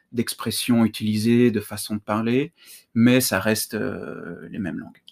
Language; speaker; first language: French; native; French